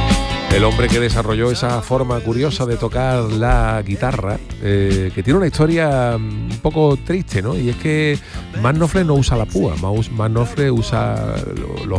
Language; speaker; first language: Spanish; native; Spanish